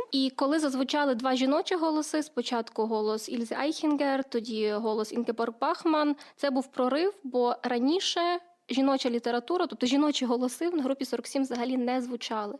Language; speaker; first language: Ukrainian; native; Ukrainian